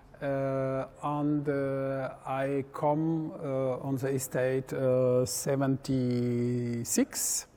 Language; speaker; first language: English; non-native, learner; French